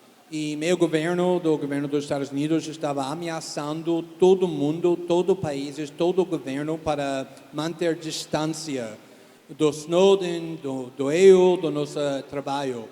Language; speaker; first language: Portuguese; non-native, fluent; English